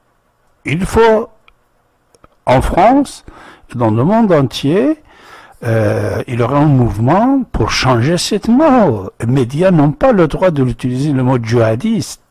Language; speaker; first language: French; non-native, fluent; Persian